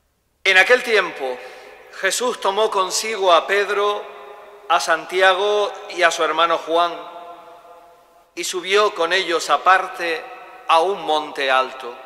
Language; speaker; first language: Spanish; native; Spanish